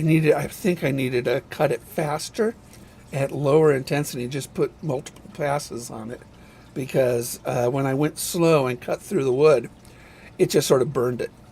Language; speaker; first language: English; native; English